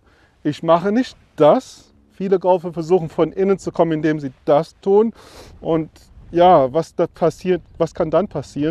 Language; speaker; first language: German; non-native, fluent; English